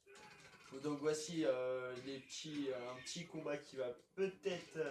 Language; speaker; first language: French; native; French